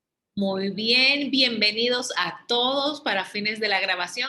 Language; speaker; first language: Spanish; native; Spanish